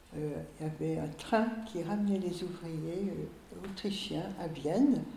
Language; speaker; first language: French; early bilingual, other home language; Hungarian